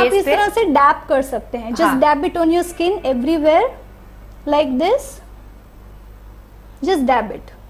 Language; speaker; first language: Hindi; native; Hindi